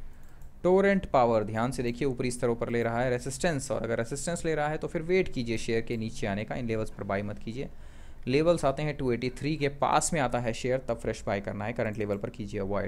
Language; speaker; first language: Hindi; native; Hindi